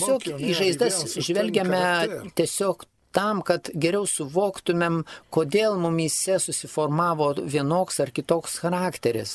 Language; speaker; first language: Lithuanian; non-native, fluent; Italian